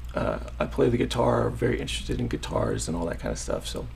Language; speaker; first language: English; native; English